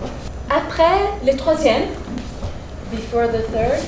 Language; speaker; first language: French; non-native, learner; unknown